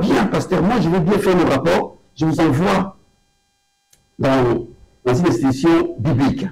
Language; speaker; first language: French; non-native, local second language; Lingala